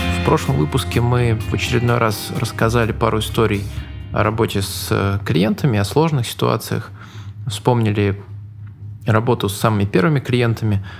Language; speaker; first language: Russian; native; Russian